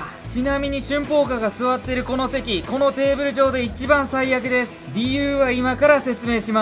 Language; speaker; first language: Japanese; native; Japanese